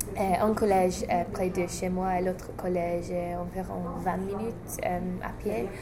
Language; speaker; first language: French; non-native, fluent; English